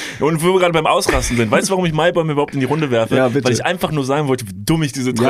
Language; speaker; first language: German; native; German